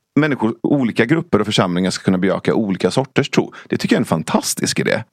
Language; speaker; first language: Swedish; early bilingual, other home language; Persian